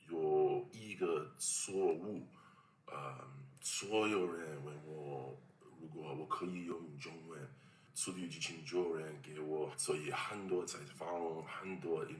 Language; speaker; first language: Chinese; non-native, learner; English